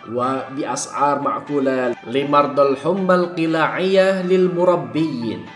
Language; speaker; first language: Arabic; non-native, fluent; Indonesian